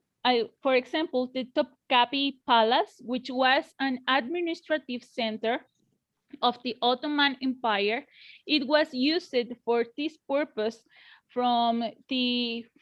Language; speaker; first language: English; non-native, learner; Spanish